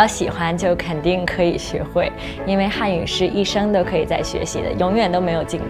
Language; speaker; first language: Chinese; non-native, fluent; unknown